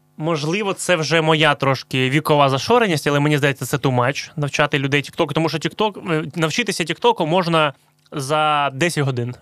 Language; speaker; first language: Ukrainian; non-native, local second language; Russian